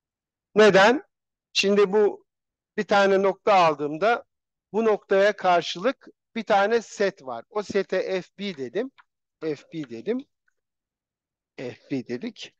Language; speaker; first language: Turkish; native; Turkish